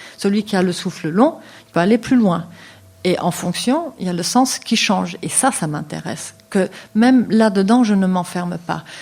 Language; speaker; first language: French; non-native, local second language; Luxembourgish